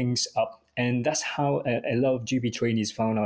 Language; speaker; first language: English; non-native, fluent; Morisyen